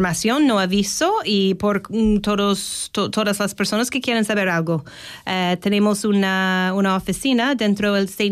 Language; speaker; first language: Spanish; non-native, fluent; English